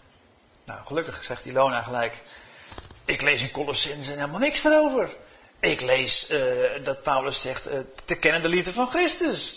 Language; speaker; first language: Dutch; native; Dutch